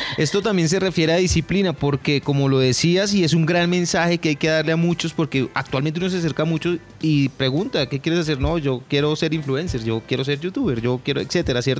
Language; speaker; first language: Spanish; native; Spanish